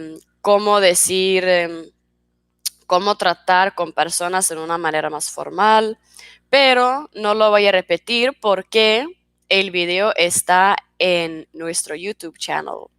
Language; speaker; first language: Spanish; non-native, fluent; Swedish